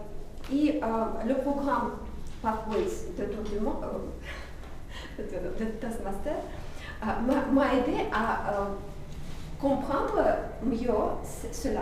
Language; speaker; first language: French; non-native, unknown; Russian